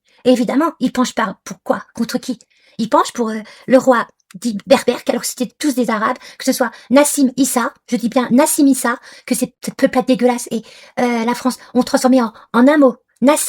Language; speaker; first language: French; non-native, local second language; Arabic